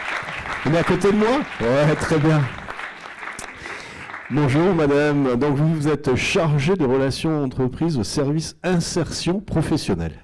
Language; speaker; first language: French; native; French